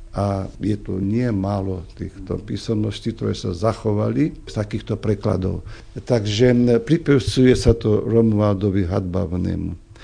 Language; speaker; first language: Slovak; native; Slovak